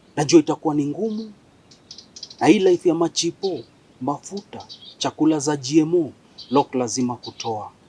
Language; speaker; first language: Swahili; native; Swahili